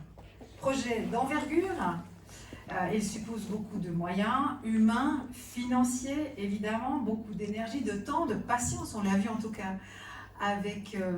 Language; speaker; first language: French; native; French